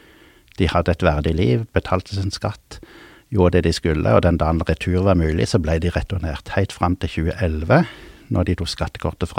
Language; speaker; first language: Norwegian; native; Norwegian